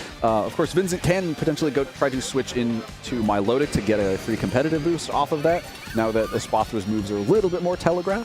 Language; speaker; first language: English; native; English